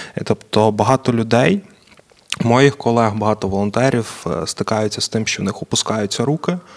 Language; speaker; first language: Ukrainian; native; Ukrainian